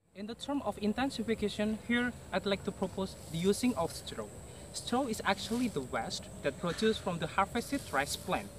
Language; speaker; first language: English; non-native, fluent; Indonesian